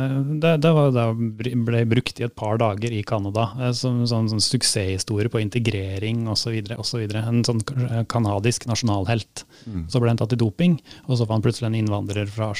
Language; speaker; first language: Norwegian; native; Norwegian